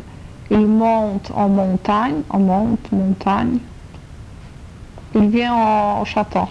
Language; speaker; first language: French; non-native, learner; Polish